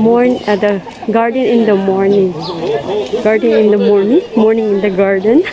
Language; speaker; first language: English; non-native, local second language; Filipino